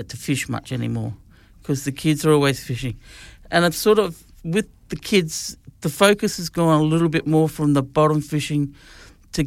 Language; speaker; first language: English; native; English